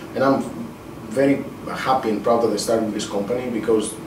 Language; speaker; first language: English; non-native, fluent; Greek